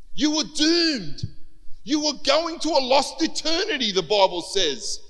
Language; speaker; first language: English; early bilingual, other home language; Greek